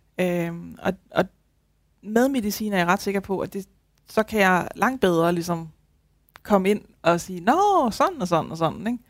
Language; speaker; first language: Danish; native; Danish